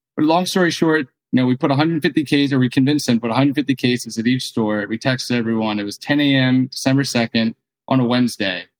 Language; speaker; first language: English; native; English